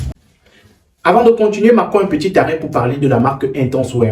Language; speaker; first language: French; native; French